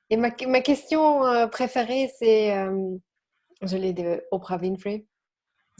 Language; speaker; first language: French; non-native, learner; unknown